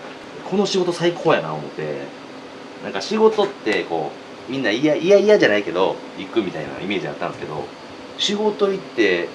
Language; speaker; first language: Japanese; native; Japanese